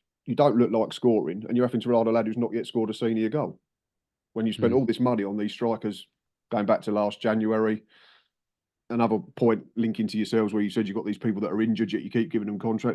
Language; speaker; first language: English; native; English